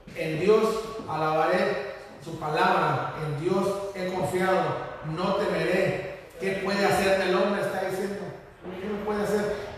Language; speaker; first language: Spanish; native; Spanish